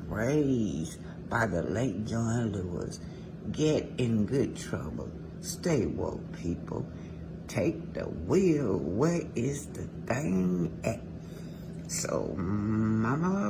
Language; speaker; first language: English; native; English